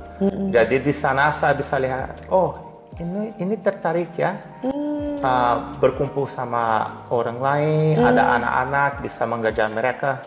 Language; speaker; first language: Indonesian; non-native, learner; Portuguese